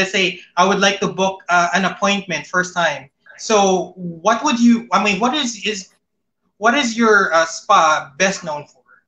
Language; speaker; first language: English; non-native, local second language; Filipino